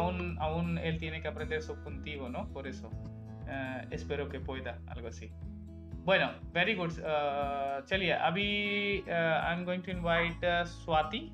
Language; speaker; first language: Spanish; non-native, fluent; Hindi